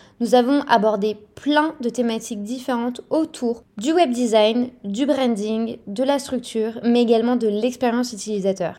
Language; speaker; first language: French; native; French